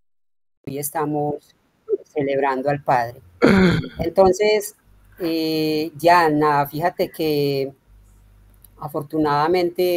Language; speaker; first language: Spanish; native; Spanish